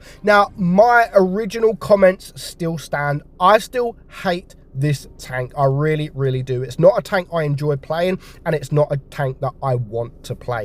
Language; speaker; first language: English; native; English